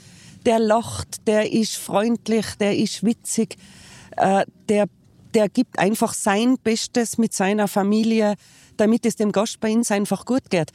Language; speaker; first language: German; native; German